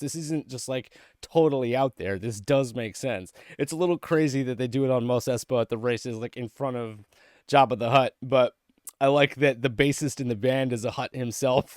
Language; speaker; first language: English; native; English